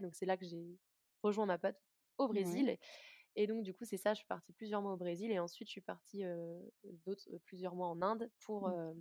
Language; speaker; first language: French; native; French